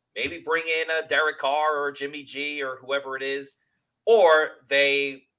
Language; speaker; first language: English; native; English